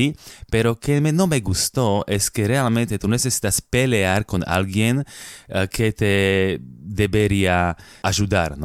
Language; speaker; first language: Spanish; non-native, fluent; Slovak